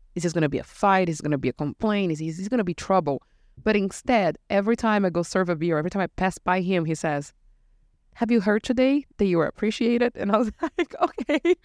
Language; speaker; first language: English; non-native, fluent; Portuguese